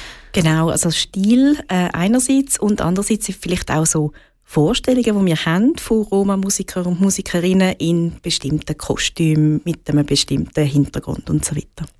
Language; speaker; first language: German; native; German